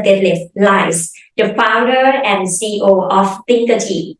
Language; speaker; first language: English; non-native, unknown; Thai